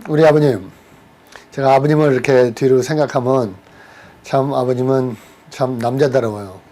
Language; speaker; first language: Korean; early bilingual, heritage; Korean